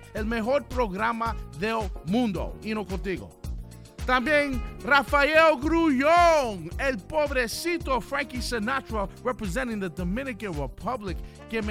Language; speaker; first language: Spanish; early bilingual, heritage; Spanish